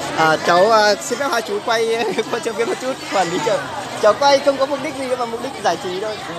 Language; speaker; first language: Vietnamese; native; Vietnamese